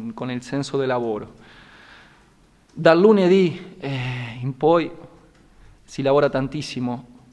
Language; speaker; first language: Italian; non-native, fluent; Spanish